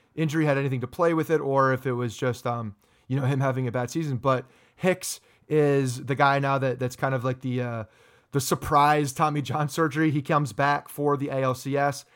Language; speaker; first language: English; native; English